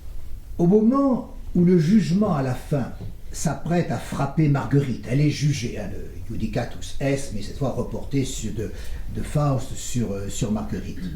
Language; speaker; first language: French; native; French